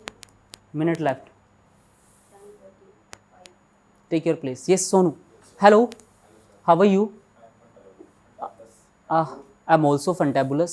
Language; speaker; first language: English; non-native, local second language; Hindi